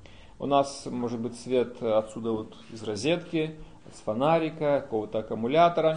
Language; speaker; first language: Russian; native; Russian